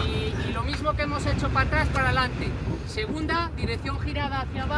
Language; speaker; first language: Spanish; native; Spanish